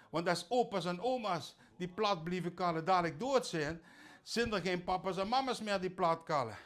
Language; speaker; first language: Dutch; native; Dutch